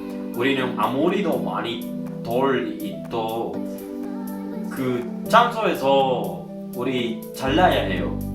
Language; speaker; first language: Korean; non-native, learner; Spanish